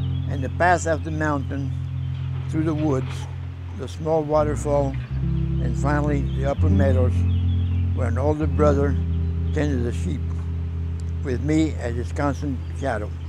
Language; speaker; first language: English; early bilingual, other home language; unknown